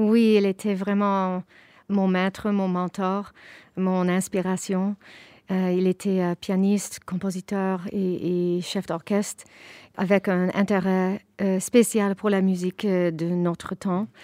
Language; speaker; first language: French; non-native, fluent; English